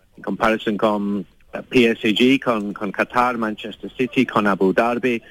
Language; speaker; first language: Spanish; non-native, fluent; English